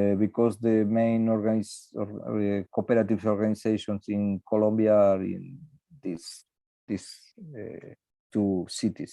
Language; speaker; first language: English; non-native, learner; Spanish